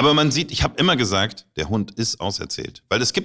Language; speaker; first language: German; native; German